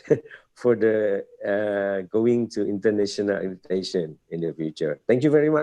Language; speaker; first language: English; non-native, fluent; Indonesian